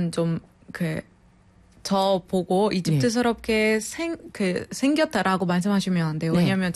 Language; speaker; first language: Korean; non-native, fluent; Arabic